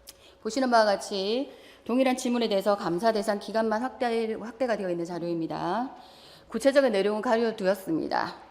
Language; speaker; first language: Korean; native; Korean